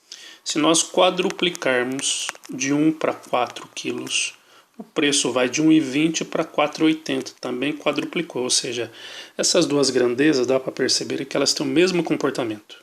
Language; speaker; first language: Portuguese; native; Portuguese